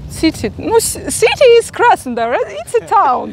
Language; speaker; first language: English; non-native, learner; Russian